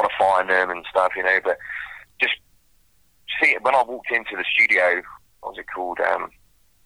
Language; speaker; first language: English; native; English